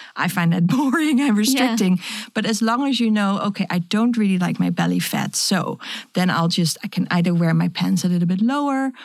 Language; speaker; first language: English; non-native, fluent; Dutch